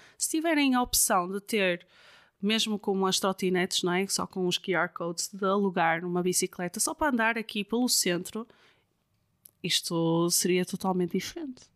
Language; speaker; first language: Portuguese; non-native, fluent; Dutch